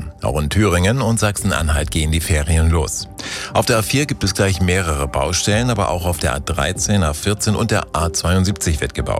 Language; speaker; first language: German; native; German